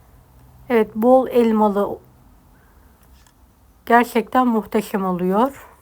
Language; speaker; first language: Turkish; native; Turkish